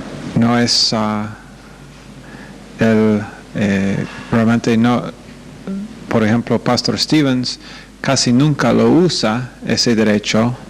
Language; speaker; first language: Spanish; non-native, fluent; English